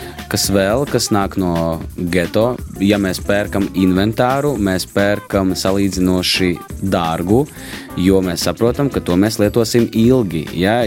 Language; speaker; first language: Latvian; non-native, local second language; Russian